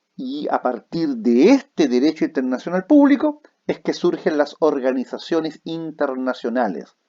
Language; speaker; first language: Spanish; native; Spanish